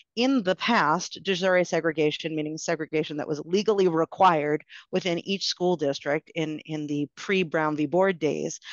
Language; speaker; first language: English; native; English